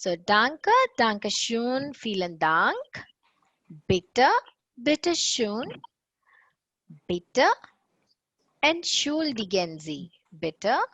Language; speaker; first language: German; non-native, fluent; Tamil